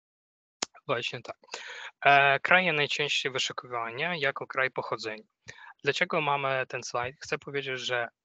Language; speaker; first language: Polish; non-native, fluent; Ukrainian